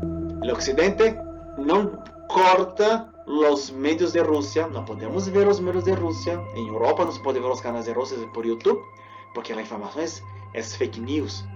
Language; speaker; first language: Portuguese; non-native, fluent; Spanish